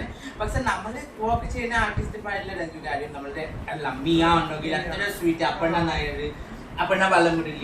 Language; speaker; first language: Malayalam; non-native, learner; Assamese